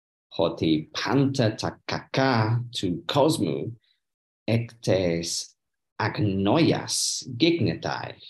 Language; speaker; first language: Greek; non-native, learner; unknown